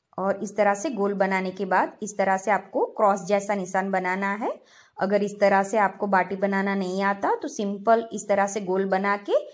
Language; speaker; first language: Hindi; non-native, local second language; Gujarati